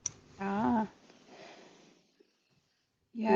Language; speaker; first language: Hindi; non-native, local second language; Kannada